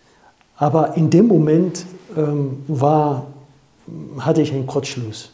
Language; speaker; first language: German; non-native, fluent; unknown